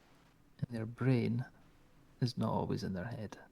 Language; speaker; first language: English; native; English